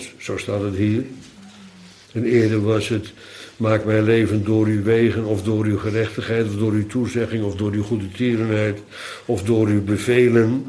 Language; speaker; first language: Dutch; native; Dutch